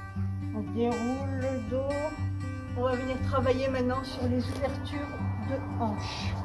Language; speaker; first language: French; native; French